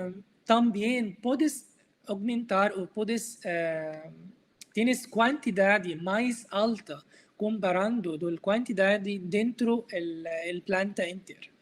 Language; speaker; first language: Spanish; non-native, learner; Arabic